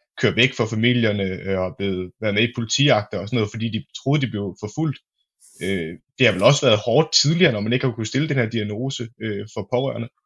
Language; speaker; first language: Danish; native; Danish